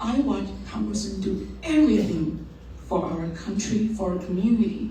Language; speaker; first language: English; non-native, learner; Chinese